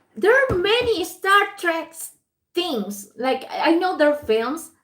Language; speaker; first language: English; non-native, fluent; Spanish